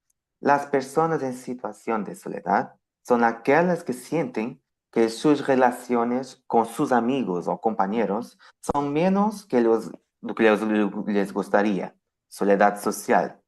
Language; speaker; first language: Spanish; non-native, fluent; Portuguese